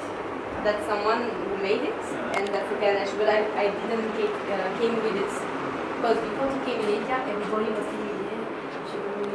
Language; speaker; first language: English; non-native, learner; French